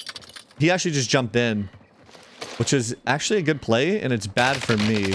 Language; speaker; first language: English; native; English